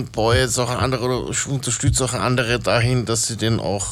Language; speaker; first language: German; native; German